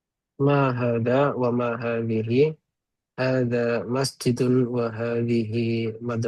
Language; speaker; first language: Arabic; non-native, learner; Indonesian